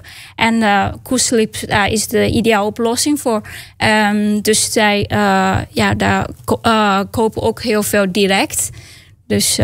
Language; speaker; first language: Dutch; non-native, learner; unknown